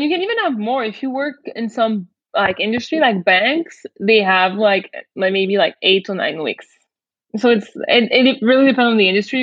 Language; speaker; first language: English; non-native, fluent; French